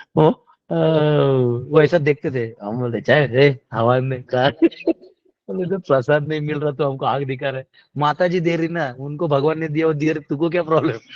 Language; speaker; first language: Hindi; non-native, local second language; Marathi